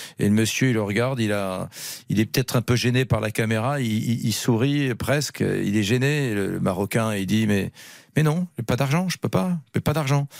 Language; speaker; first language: French; native; French